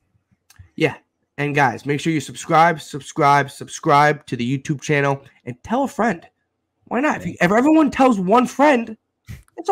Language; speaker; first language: English; native; English